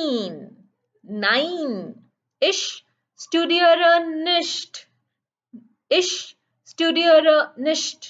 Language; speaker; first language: German; non-native, learner; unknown